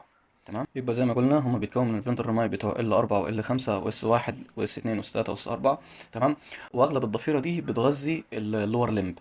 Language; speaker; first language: Arabic; native; Arabic